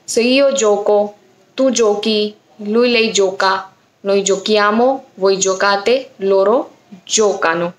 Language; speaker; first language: Italian; non-native, fluent; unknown